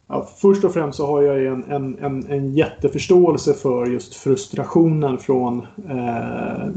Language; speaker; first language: Swedish; native; Swedish